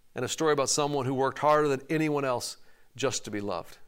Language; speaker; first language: English; native; English